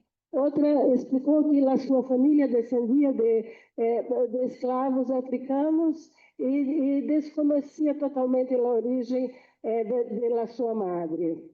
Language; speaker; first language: Portuguese; non-native, fluent; Spanish